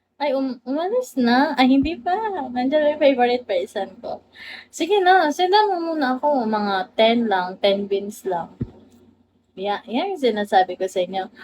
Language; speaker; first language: Filipino; non-native, local second language; Cebuano